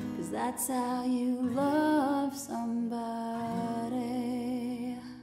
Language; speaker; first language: English; native; English